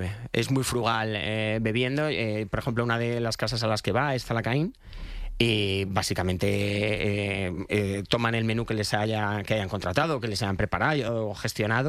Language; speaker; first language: Spanish; native; Spanish